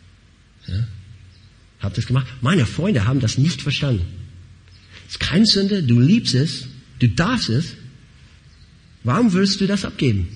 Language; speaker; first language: German; non-native, fluent; English